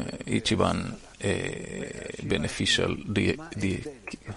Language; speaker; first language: Japanese; non-native, learner; Hebrew